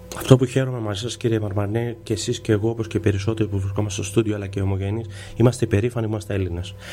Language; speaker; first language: Greek; early bilingual, heritage; Greek